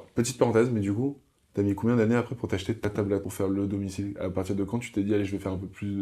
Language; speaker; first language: French; native; French